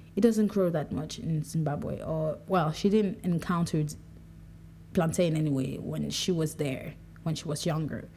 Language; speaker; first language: English; non-native, local second language; French